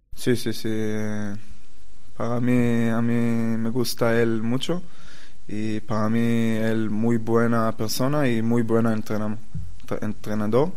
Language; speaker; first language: Spanish; non-native, learner; Hebrew